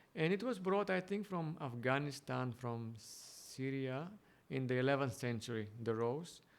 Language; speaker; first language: English; non-native, fluent; Bulgarian